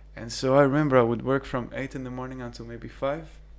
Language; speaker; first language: English; early bilingual, other home language; Greek